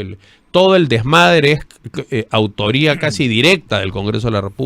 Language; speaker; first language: Spanish; native; Spanish